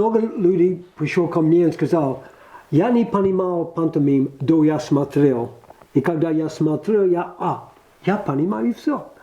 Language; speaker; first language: Russian; non-native, learner; English